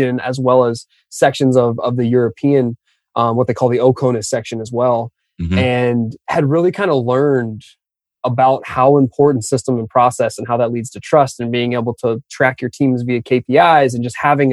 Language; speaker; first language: English; native; English